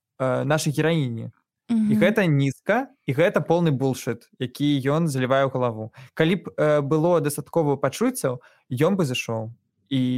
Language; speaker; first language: Belarusian; non-native, local second language; Russian